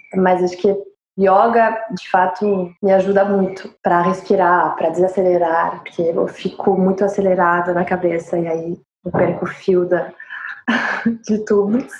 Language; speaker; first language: Portuguese; non-native, fluent; French